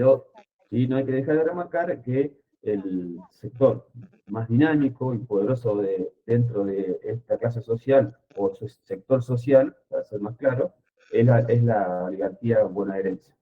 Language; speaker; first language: Spanish; native; Spanish